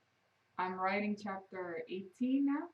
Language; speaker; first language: English; native; English